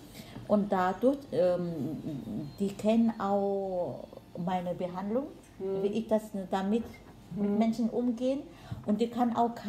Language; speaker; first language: German; non-native, learner; Vietnamese